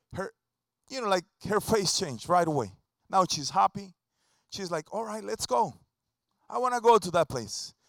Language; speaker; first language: English; non-native, fluent; Spanish